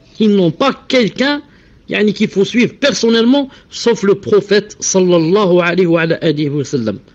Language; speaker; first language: French; non-native, local second language; Arabic